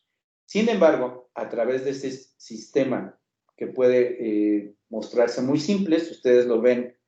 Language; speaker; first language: Spanish; native; Spanish